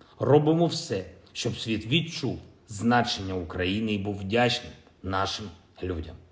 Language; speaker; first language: Ukrainian; non-native, local second language; Russian